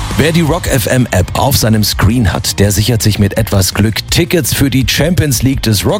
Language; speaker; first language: German; native; German